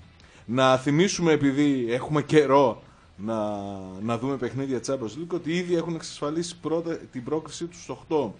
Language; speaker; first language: Greek; native; Greek